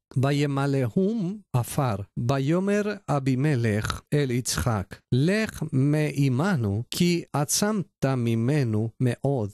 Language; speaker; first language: Hebrew; non-native, learner; Spanish